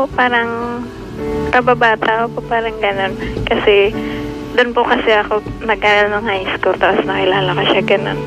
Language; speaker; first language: Filipino; non-native, local second language; Masbatenyo